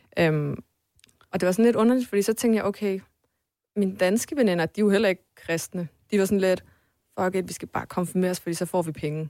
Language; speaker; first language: Danish; early bilingual, other home language; Armenian